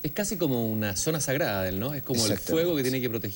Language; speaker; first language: Spanish; native; Spanish